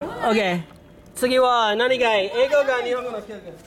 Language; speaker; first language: Japanese; non-native, learner; English